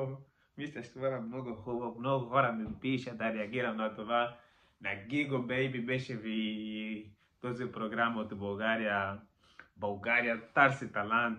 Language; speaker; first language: Bulgarian; non-native, learner; Macedonian